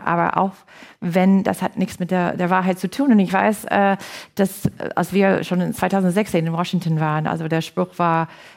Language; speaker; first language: German; non-native, fluent; English